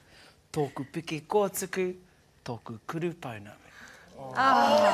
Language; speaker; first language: Māori; non-native, learner; English